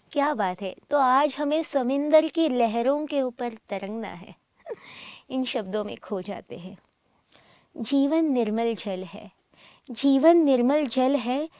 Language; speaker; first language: Hindi; native; Hindi